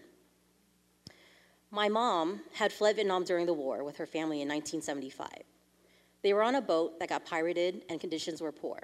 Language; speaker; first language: English; early bilingual, other home language; Vietnamese